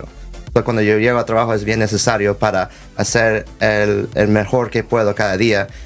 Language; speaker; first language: Spanish; early bilingual, heritage; Spanish